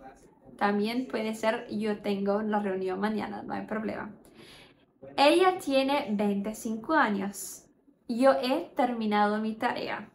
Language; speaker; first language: Spanish; non-native, fluent; Portuguese